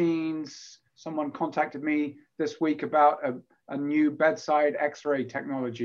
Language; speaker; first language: English; native; English